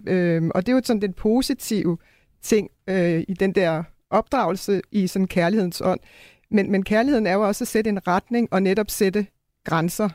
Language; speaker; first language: Danish; native; Danish